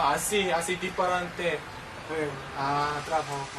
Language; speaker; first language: Spanish; non-native, learner; Korean